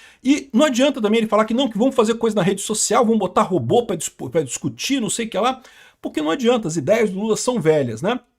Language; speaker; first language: Portuguese; native; Portuguese